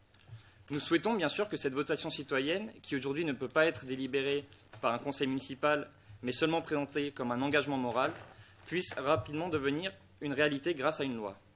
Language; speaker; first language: French; native; French